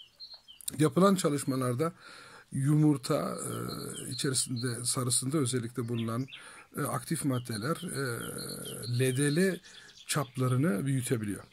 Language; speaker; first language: Turkish; native; Turkish